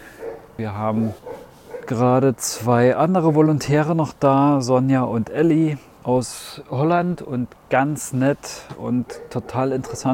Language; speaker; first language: German; native; German